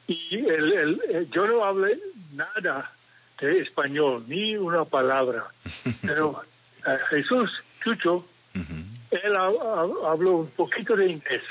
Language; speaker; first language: Spanish; non-native, fluent; English